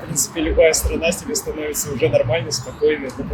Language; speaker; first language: Russian; native; Russian